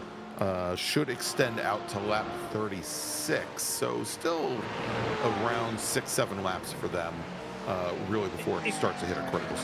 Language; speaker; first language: English; native; English